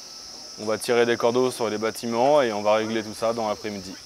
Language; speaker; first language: French; native; French